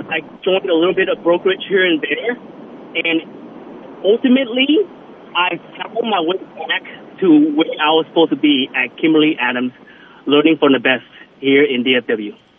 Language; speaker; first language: English; early bilingual, other home language; Vietnamese